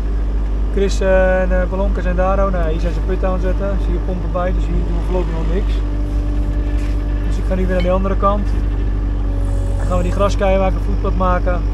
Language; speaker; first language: Dutch; native; Dutch